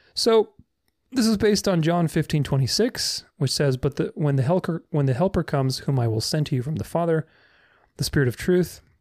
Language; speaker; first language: English; non-native, fluent; Romanian